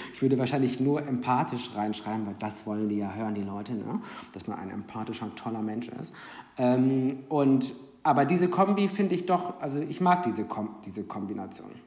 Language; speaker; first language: German; native; German